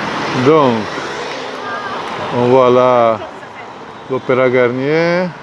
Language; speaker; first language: French; non-native, fluent; Hungarian